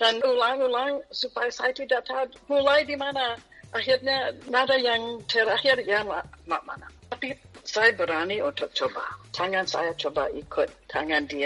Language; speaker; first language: Indonesian; non-native, fluent; English